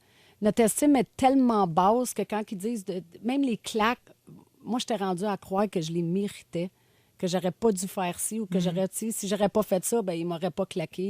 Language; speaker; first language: French; native; French